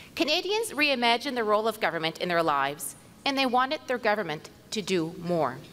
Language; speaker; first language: English; non-native, local second language; French